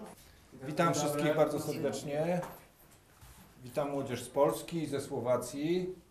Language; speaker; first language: Polish; native; Polish